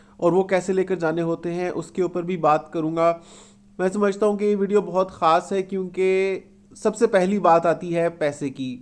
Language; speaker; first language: Urdu; native; Urdu